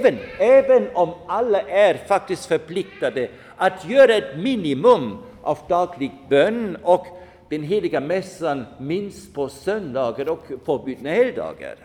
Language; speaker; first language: Swedish; non-native, fluent; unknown